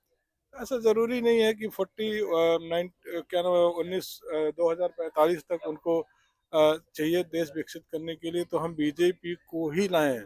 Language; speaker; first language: Hindi; native; Hindi